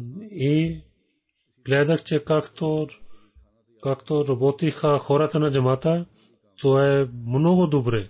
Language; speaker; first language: Bulgarian; non-native, learner; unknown